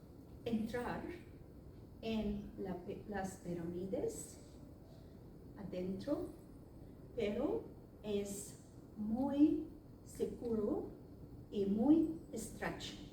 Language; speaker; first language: Spanish; non-native, learner; Arabic